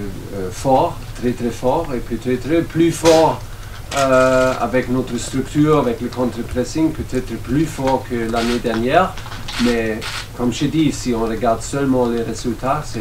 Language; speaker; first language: French; non-native, learner; German